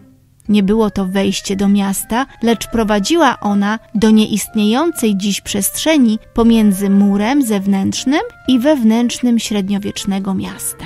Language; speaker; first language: Polish; native; Polish